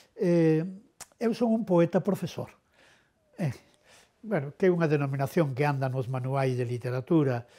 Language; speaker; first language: Galician; non-native, local second language; Spanish